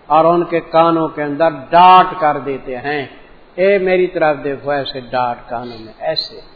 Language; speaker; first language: Urdu; non-native, local second language; Punjabi